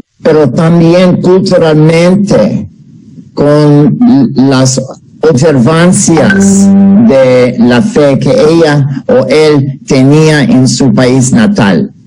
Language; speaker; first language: Spanish; non-native, fluent; English